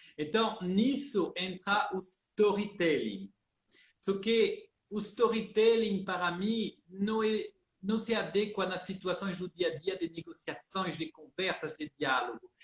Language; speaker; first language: Portuguese; early bilingual, heritage; Portuguese